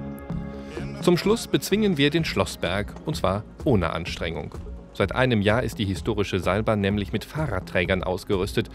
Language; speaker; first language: German; native; German